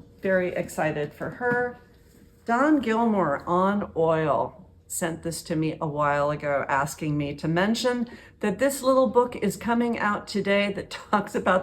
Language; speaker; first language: English; native; English